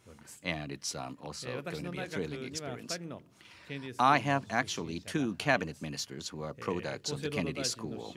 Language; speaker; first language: English; non-native, fluent; Japanese